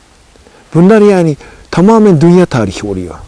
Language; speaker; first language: Turkish; non-native, fluent; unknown